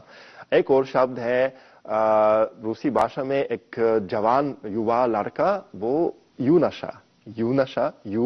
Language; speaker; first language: Hindi; non-native, fluent; Russian